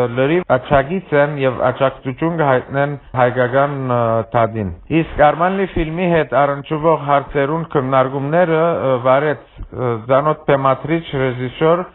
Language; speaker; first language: Armenian; early bilingual, heritage; Armenian